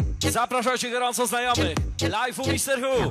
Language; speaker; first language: Polish; native; Polish